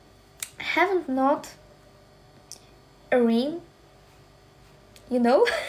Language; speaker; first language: English; non-native, learner; Russian